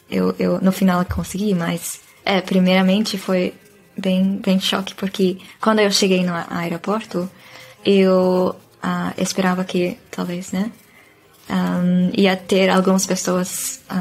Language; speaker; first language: Portuguese; non-native, fluent; Dutch